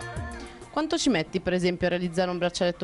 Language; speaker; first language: Italian; native; Italian